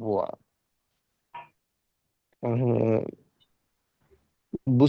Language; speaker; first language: Portuguese; non-native, learner; Bangla